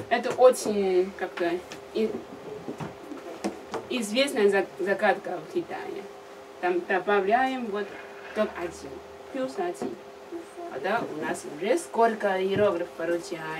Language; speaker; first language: Russian; non-native, learner; Chinese